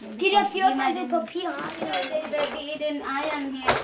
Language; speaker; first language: Danish; non-native, learner; Filipino